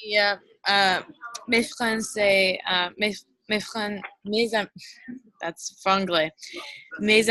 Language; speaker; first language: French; non-native, learner; English